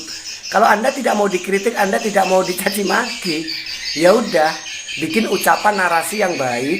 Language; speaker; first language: Indonesian; native; Indonesian